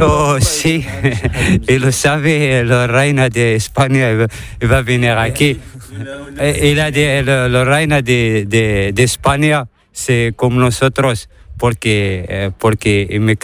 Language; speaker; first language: Spanish; non-native, learner; Arabic